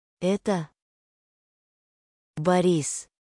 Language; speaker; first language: Russian; non-native, learner; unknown